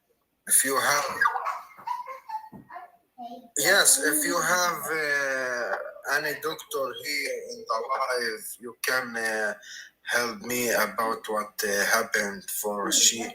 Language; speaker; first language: English; non-native, learner; Arabic